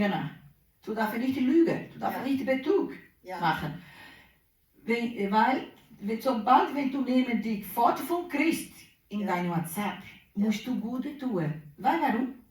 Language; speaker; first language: German; non-native, learner; Portuguese